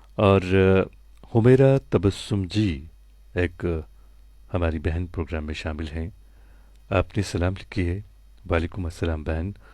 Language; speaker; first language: Hindi; non-native, local second language; Kashmiri